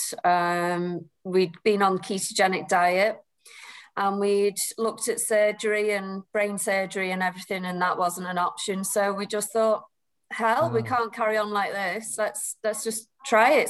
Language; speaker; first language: English; native; English